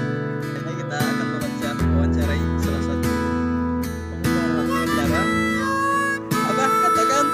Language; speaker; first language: Indonesian; native; Indonesian